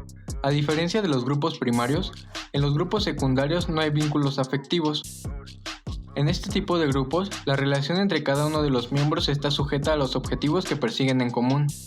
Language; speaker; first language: Spanish; native; Spanish